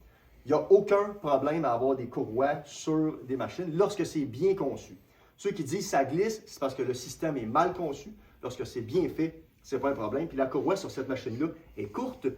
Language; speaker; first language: French; native; French